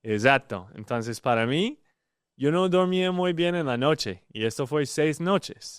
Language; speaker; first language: Spanish; non-native, learner; English